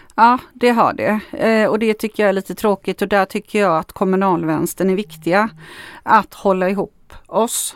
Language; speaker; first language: Swedish; non-native, fluent; Macedonian